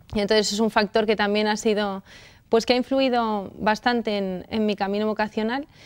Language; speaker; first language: Spanish; native; Spanish